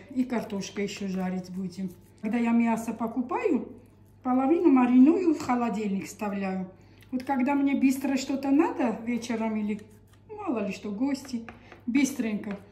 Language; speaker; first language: Russian; non-native, fluent; Armenian